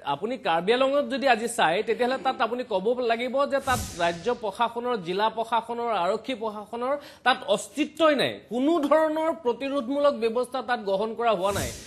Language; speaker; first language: Assamese; native; Assamese